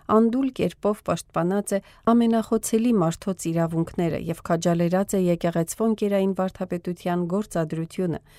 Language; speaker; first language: Armenian; early bilingual, heritage; Armenian